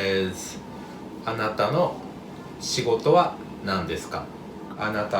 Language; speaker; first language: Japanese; non-native, learner; English